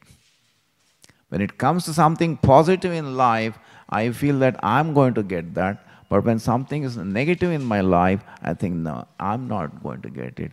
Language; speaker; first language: English; non-native, local second language; Telugu